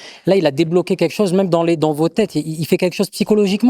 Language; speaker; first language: French; native; French